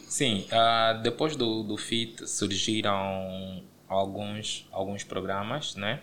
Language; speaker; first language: Portuguese; native; Portuguese